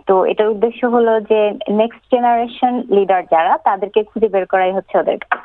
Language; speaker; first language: Bangla; native; Bangla